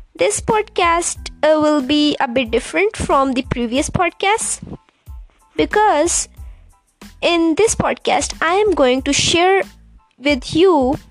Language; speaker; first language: English; non-native, local second language; Punjabi